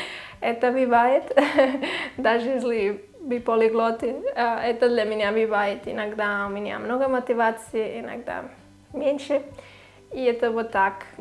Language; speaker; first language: Russian; non-native, learner; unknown